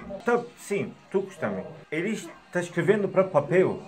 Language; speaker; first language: Portuguese; non-native, learner; Turkish